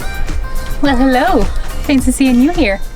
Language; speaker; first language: English; native; English